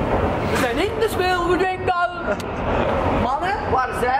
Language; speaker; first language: Dutch; native; Dutch